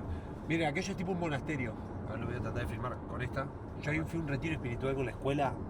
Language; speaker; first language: Spanish; native; Spanish